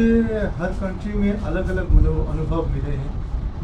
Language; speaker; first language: Hindi; non-native, local second language; Bangla